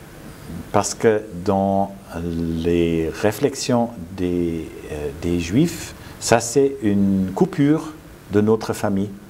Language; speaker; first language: French; non-native, fluent; German